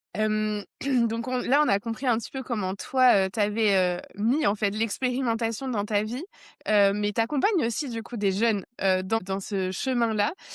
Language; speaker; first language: French; native; French